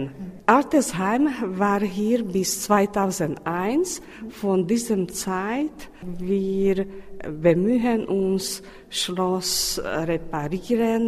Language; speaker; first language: German; non-native, learner; Czech